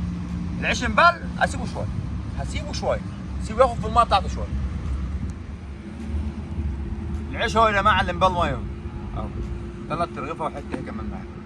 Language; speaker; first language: Arabic; native; Arabic